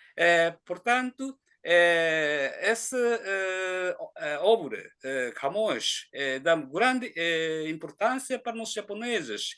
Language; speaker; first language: Portuguese; non-native, fluent; Japanese